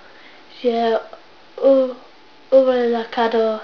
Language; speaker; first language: French; non-native, learner; English